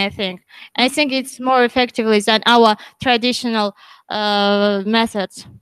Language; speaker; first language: English; non-native, learner; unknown